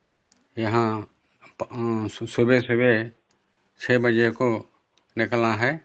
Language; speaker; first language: Hindi; non-native, local second language; Telugu